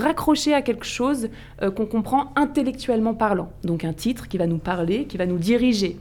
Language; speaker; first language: French; native; French